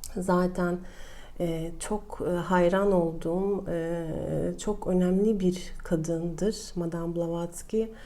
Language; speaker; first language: Turkish; non-native, fluent; Russian